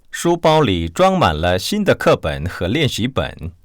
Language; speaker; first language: Chinese; non-native, fluent; Korean